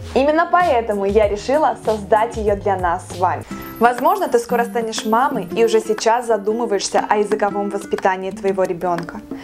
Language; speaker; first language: Russian; native; Russian